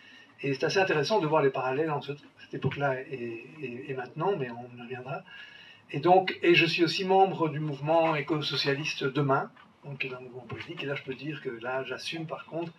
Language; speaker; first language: French; native; French